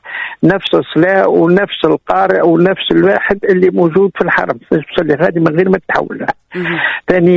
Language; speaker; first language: Arabic; native; Arabic